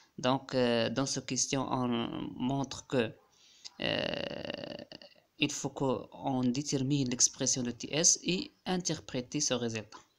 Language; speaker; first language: French; non-native, local second language; Arabic